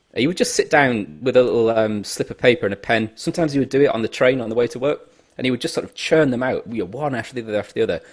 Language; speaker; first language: English; native; English